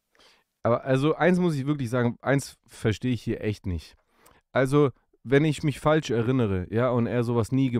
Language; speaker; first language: German; native; German